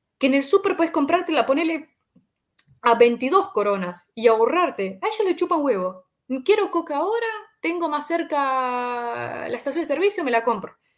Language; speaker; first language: Spanish; native; Spanish